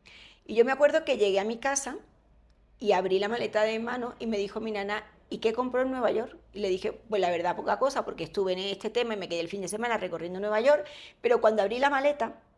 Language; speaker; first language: Spanish; native; Spanish